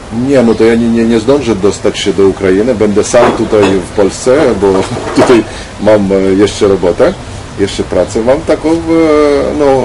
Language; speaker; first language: Polish; non-native, learner; Ukrainian